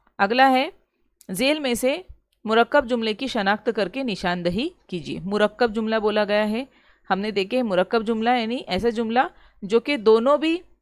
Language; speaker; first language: Urdu; native; Urdu